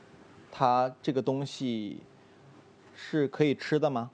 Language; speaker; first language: Chinese; native; Chinese